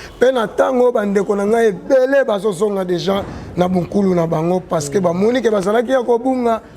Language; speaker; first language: Lingala; non-native, local second language; Kongo